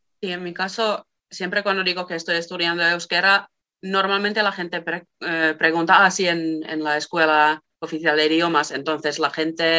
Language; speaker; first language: Spanish; non-native, fluent; Finnish